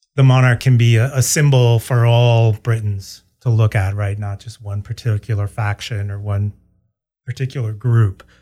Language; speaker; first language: English; native; English